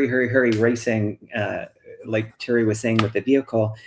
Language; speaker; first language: English; native; English